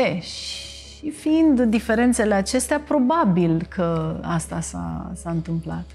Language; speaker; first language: Romanian; native; Romanian